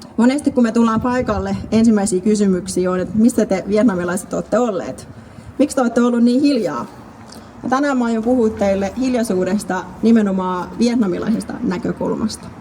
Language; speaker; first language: Finnish; early bilingual, other home language; Vietnamese